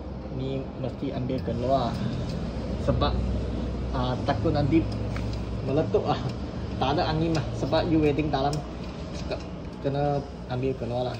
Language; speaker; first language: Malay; non-native, local second language; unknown